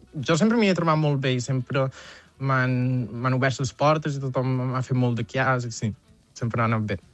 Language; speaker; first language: Catalan; native; Catalan